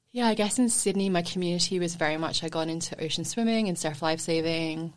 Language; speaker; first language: English; native; English